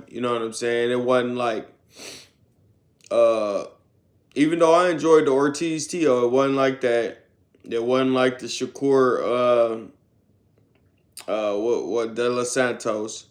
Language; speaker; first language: English; native; English